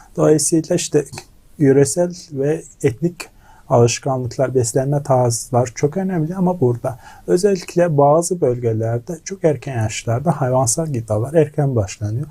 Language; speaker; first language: Turkish; non-native, fluent; Mongolian